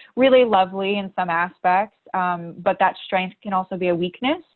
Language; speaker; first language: English; native; English